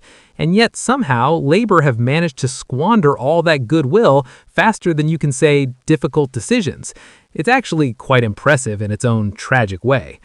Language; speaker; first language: English; native; English